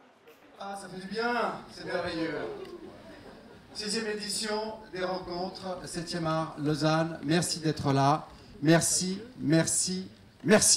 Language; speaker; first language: French; native; French